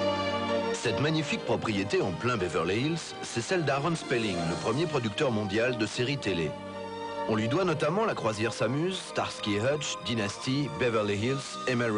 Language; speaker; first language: French; native; French